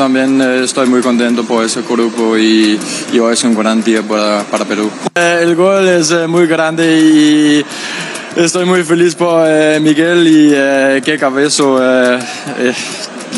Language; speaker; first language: Spanish; non-native, learner; Danish